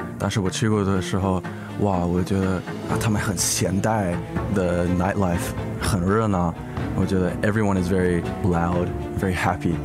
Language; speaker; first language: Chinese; early bilingual, heritage; Chinese